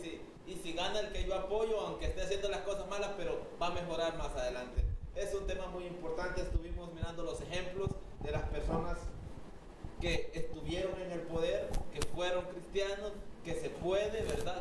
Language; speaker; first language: Spanish; native; Spanish